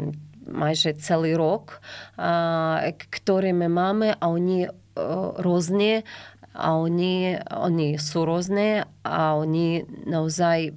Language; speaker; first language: Slovak; non-native, learner; Ukrainian